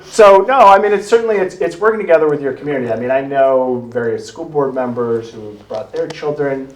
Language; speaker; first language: English; native; English